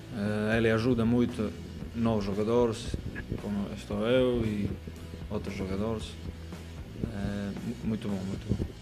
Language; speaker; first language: Portuguese; non-native, learner; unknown